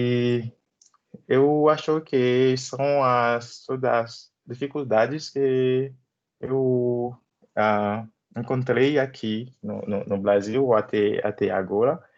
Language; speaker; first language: Portuguese; non-native, learner; Haitian Creole